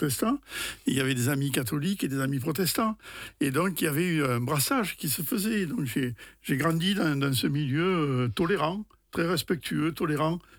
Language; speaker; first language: French; native; French